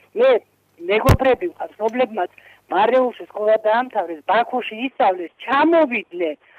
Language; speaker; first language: Georgian; non-native, local second language; Azerbaijani